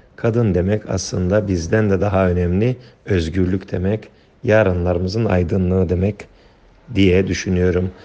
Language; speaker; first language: Turkish; non-native, local second language; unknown